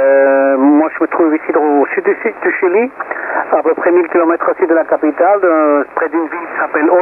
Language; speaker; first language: French; non-native, fluent; Spanish